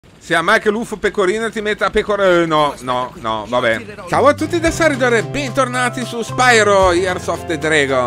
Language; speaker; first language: Italian; native; Italian